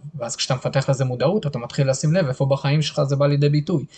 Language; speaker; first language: Hebrew; native; Hebrew